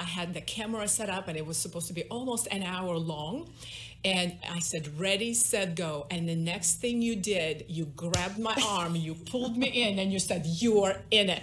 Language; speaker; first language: English; non-native, fluent; Russian